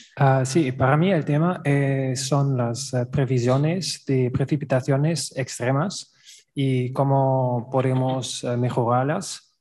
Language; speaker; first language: Spanish; non-native, learner; German